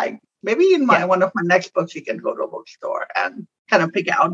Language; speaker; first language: English; non-native, local second language; Urdu